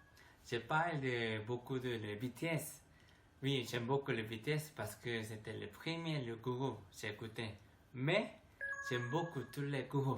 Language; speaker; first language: French; non-native, learner; Korean